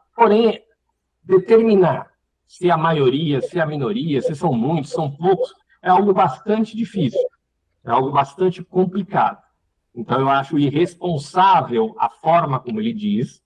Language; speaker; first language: Portuguese; native; Portuguese